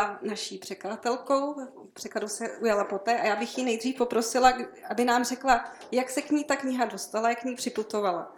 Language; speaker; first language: Czech; native; Czech